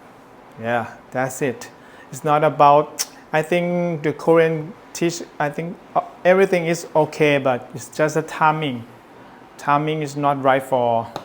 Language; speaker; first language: English; non-native, learner; Thai